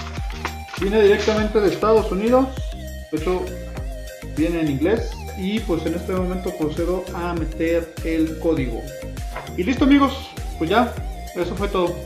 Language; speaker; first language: Spanish; native; Spanish